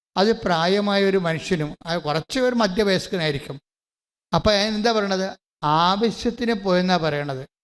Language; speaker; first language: Malayalam; native; Malayalam